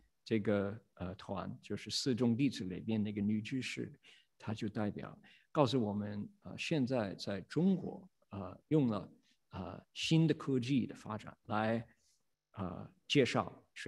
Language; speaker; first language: Chinese; non-native, fluent; English